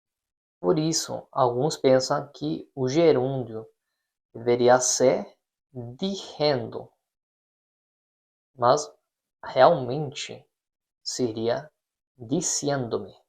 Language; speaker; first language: Portuguese; non-native, fluent; Spanish